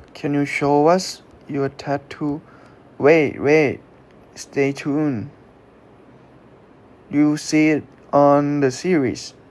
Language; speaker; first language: English; non-native, learner; Thai